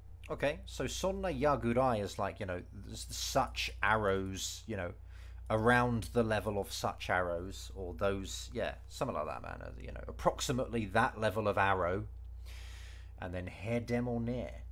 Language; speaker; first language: English; native; English